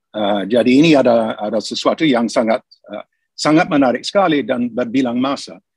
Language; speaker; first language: Indonesian; non-native, fluent; English